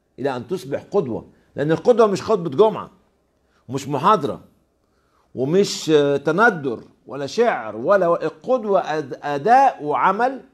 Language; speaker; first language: Arabic; native; Arabic